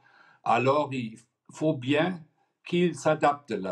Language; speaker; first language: French; non-native, fluent; German